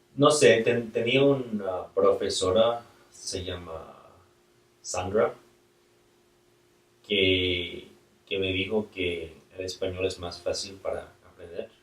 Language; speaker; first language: Spanish; non-native, learner; English